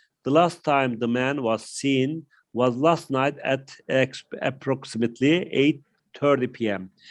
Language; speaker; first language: English; non-native, fluent; Turkish